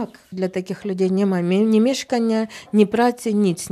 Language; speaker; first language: Polish; non-native, learner; Russian